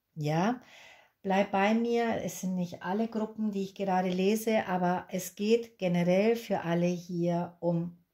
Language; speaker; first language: German; non-native, fluent; Spanish